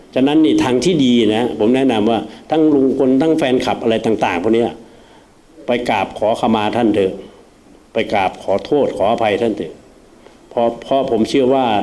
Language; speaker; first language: Thai; native; Thai